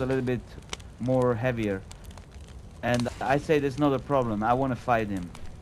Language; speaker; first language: English; non-native, fluent; Italian